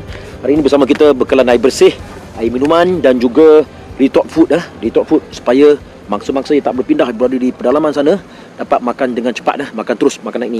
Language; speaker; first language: Malay; native; Malay